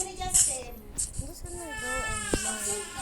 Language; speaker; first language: English; non-native, local second language; Filipino